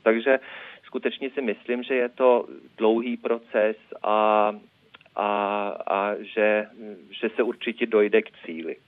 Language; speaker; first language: Czech; non-native, fluent; Norwegian